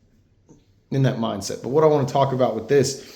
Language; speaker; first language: English; native; English